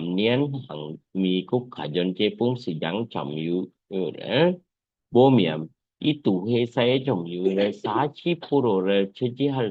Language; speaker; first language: Korean; non-native, fluent; Sinhala